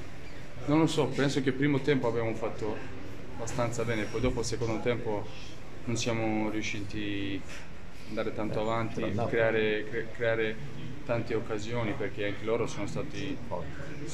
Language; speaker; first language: Italian; non-native, learner; Serbian